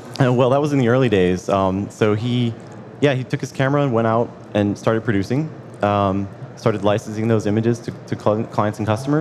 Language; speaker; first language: English; native; English